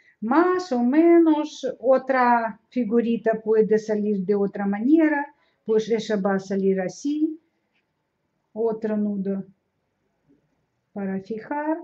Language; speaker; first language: Spanish; non-native, learner; Russian